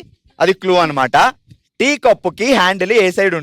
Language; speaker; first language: Telugu; native; Telugu